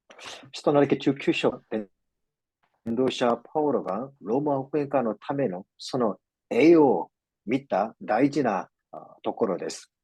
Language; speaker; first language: Japanese; non-native, fluent; Korean